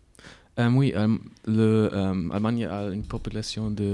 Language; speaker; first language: French; non-native, learner; German